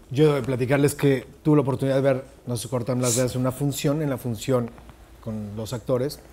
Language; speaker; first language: Spanish; native; Spanish